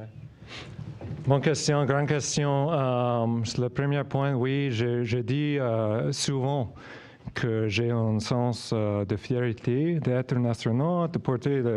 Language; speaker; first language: French; non-native, local second language; English